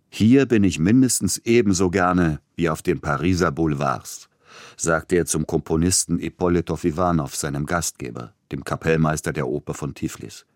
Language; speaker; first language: German; native; German